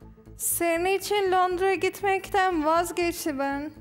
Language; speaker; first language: Turkish; non-native, learner; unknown